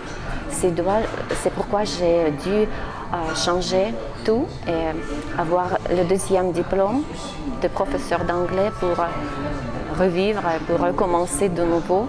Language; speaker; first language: French; non-native, fluent; Russian